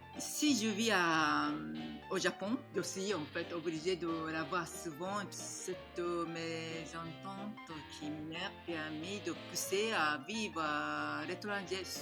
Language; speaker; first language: French; non-native, fluent; Japanese